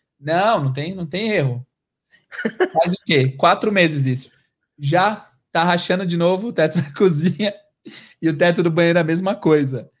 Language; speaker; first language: Portuguese; native; Portuguese